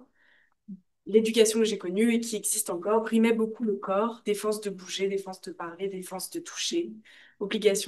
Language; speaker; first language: French; native; French